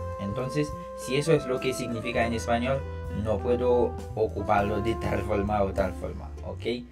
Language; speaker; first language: Spanish; non-native, fluent; Haitian Creole